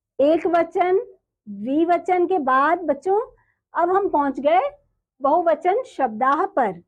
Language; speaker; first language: Hindi; native; Hindi